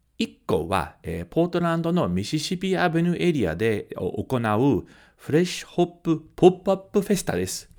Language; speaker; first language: Japanese; early bilingual, heritage; Japanese